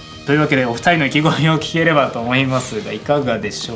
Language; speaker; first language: Japanese; native; Japanese